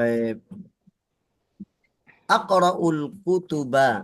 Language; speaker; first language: Arabic; non-native, fluent; Indonesian